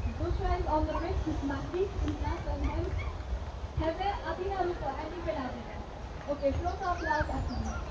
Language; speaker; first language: Dutch; non-native, learner; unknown